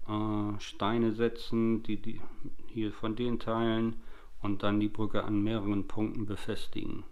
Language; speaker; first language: German; native; German